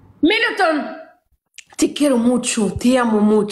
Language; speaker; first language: Spanish; non-native, learner; Arabic